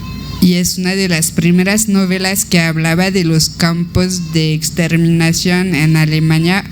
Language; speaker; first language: Spanish; non-native, fluent; French